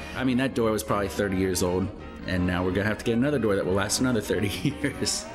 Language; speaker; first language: English; native; English